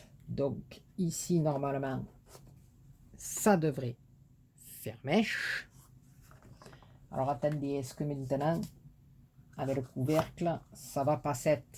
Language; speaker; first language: French; native; French